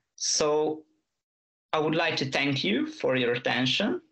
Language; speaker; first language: English; non-native, fluent; Hungarian